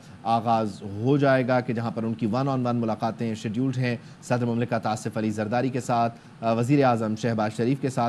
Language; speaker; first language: Urdu; native; Urdu